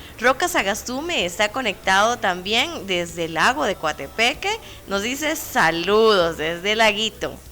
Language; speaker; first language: Spanish; native; Spanish